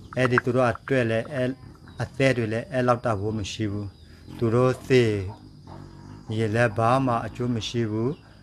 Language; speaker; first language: Burmese; non-native, local second language; Karen languages